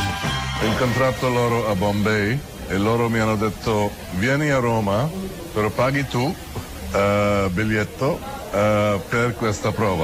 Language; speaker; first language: Italian; non-native, learner; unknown